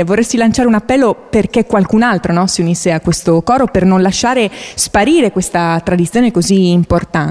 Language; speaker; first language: Italian; native; Italian